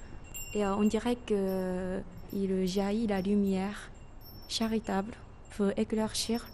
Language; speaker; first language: French; non-native, fluent; Japanese